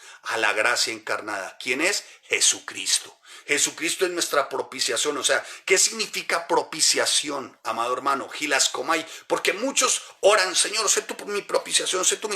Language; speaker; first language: Spanish; native; Spanish